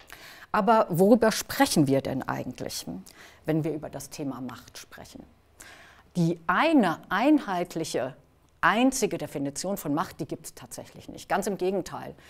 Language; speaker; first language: German; native; German